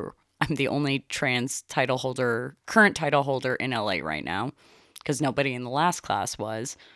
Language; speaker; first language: English; native; English